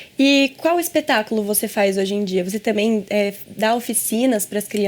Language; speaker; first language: Portuguese; native; Portuguese